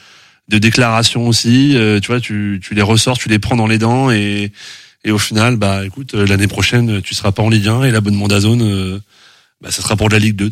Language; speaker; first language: French; native; French